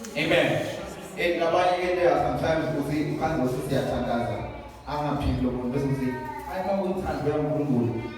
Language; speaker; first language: Zulu; non-native, local second language; South Ndebele